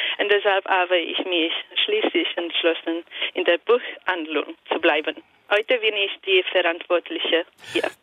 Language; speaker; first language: German; non-native, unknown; Italian